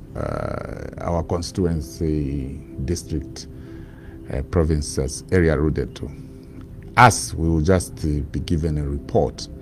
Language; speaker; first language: English; non-native, local second language; Bemba